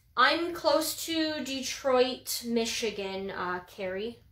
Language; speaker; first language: English; native; English